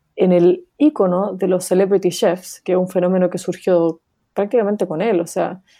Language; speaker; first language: Spanish; native; Spanish